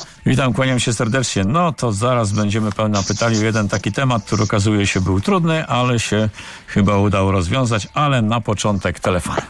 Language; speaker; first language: Polish; native; Polish